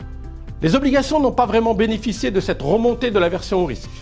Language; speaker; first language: French; native; French